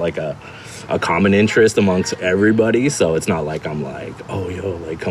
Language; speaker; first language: English; native; English